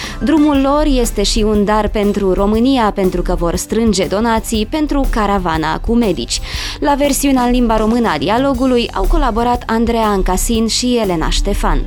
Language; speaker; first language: Romanian; native; Romanian